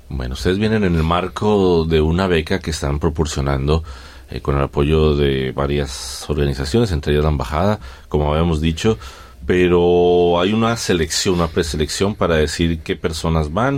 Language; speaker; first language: Spanish; native; Spanish